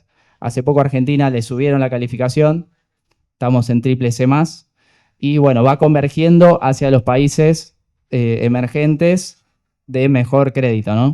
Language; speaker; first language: Spanish; native; Spanish